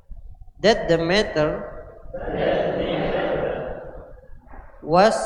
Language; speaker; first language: English; non-native, learner; Indonesian